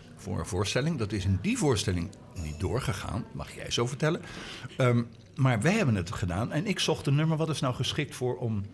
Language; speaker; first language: Dutch; native; Dutch